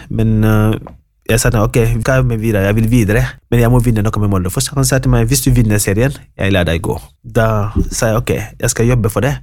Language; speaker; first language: Norwegian; non-native, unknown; Wolof